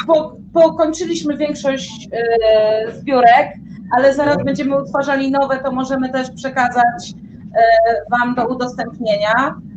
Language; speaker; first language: Polish; native; Polish